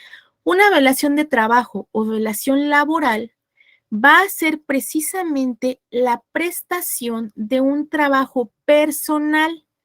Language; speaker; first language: Spanish; native; Spanish